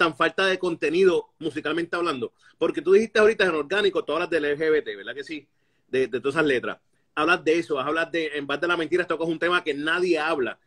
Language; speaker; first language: Spanish; native; Spanish